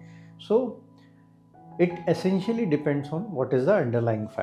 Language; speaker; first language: English; non-native, local second language; Hindi